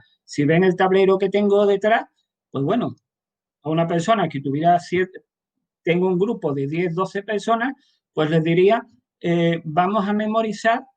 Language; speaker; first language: Spanish; native; Spanish